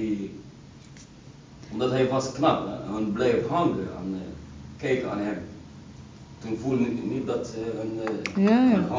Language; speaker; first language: Dutch; non-native, learner; Arabic